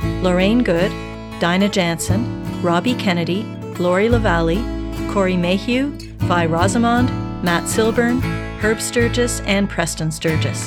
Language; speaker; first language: English; native; English